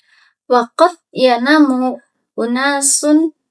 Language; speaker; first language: Arabic; non-native, learner; Indonesian